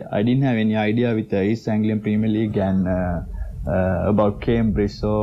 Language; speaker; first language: English; non-native, local second language; Sinhala